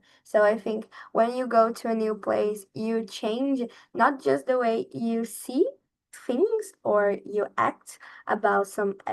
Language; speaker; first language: English; non-native, fluent; Portuguese